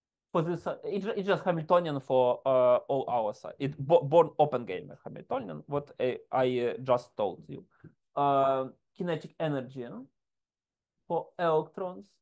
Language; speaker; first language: English; non-native, fluent; Ukrainian